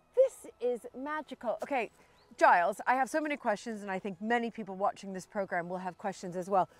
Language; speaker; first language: English; native; English